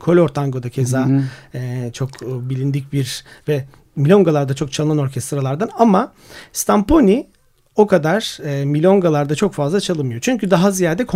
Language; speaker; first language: Turkish; native; Turkish